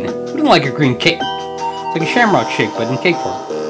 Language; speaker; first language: English; native; English